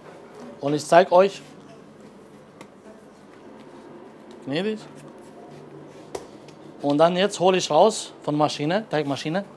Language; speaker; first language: German; non-native, learner; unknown